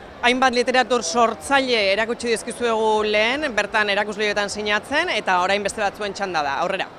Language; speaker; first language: Basque; native; Basque